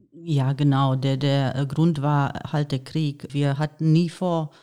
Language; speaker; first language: German; non-native, fluent; Bosnian